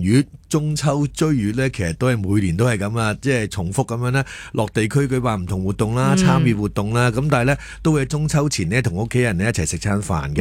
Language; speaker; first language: Cantonese; native; Cantonese